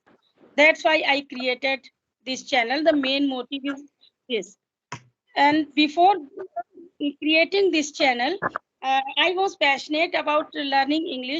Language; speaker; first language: English; non-native, local second language; Hindi